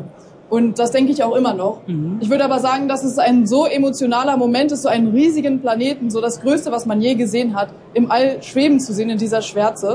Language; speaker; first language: German; native; German